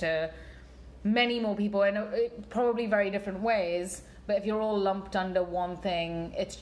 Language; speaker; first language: English; native; English